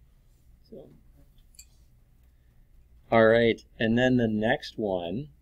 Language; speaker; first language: English; native; English